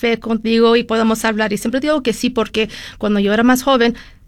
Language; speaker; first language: Spanish; early bilingual, heritage; Spanish